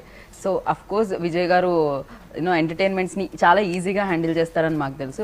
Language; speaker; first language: Telugu; native; Telugu